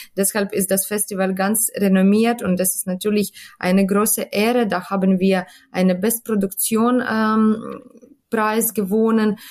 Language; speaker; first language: German; non-native, fluent; Ukrainian